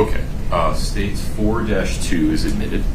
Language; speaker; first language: English; native; English